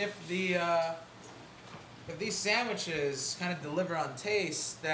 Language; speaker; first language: English; non-native, local second language; Filipino